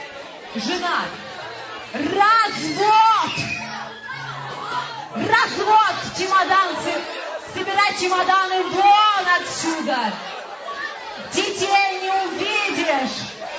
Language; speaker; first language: Russian; native; Russian